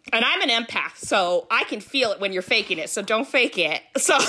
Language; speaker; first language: English; early bilingual, other home language; Filipino